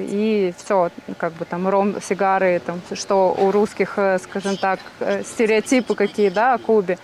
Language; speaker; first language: Russian; native; Russian